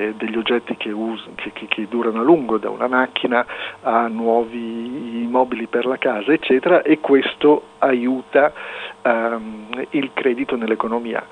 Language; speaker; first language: Italian; native; Italian